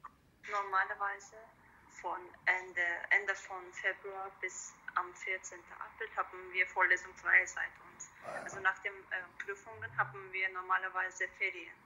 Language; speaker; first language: German; non-native, learner; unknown